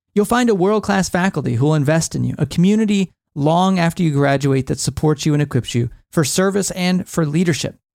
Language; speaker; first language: English; native; English